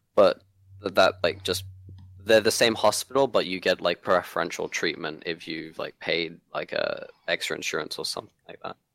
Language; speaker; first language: English; non-native, local second language; Cantonese